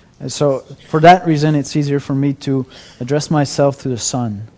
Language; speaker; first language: English; non-native, fluent; French